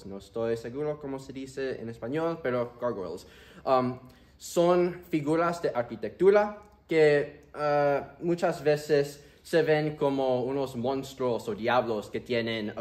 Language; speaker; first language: Spanish; early bilingual, heritage; Spanish